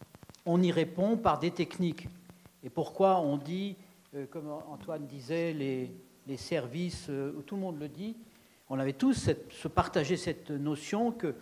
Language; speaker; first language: French; native; French